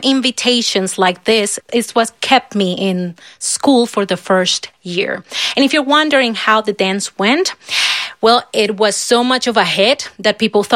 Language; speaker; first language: English; non-native, fluent; Spanish